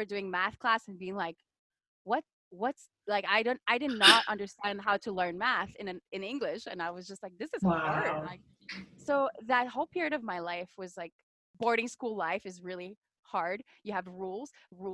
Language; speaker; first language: English; non-native, fluent; French